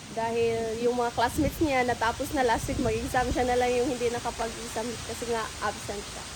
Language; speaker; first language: Filipino; non-native, local second language; Cebuano